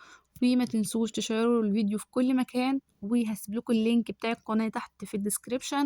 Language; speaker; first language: Arabic; native; Arabic